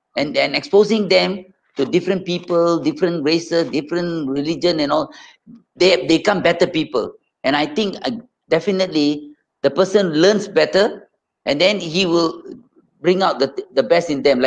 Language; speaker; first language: English; non-native, local second language; Tamil